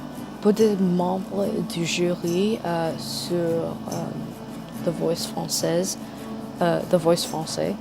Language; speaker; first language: French; non-native, learner; English